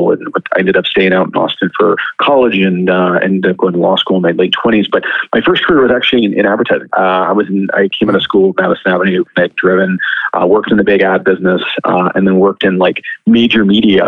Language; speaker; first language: English; native; English